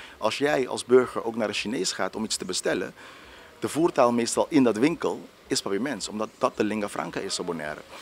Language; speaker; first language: Dutch; non-native, local second language; Papiamento